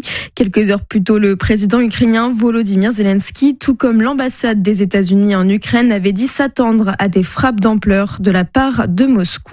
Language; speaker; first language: French; native; French